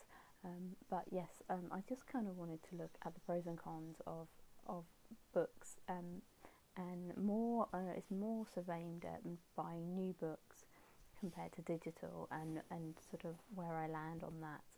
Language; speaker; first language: English; native; English